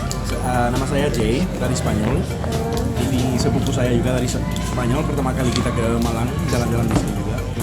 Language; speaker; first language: Indonesian; non-native, fluent; Spanish